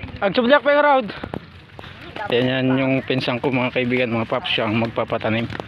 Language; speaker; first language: Filipino; non-native, local second language; Iloko